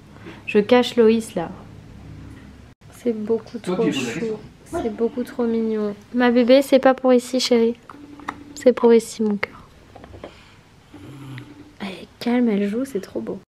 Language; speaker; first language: French; native; French